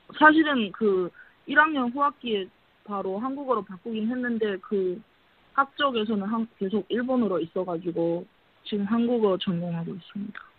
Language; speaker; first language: Korean; native; Korean